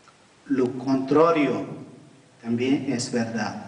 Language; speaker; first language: Spanish; non-native, fluent; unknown